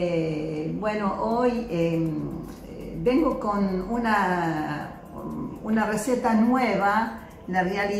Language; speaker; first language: Spanish; non-native, fluent; Arabic